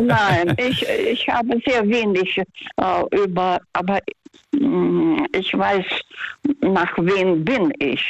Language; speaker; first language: German; non-native, fluent; Russian